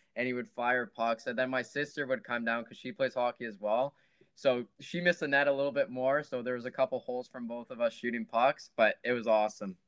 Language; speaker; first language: English; native; English